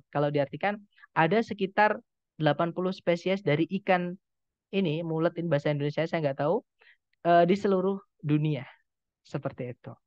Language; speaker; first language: Indonesian; non-native, local second language; Javanese